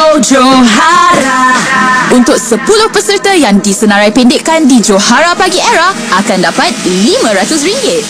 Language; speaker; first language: Malay; native; Malay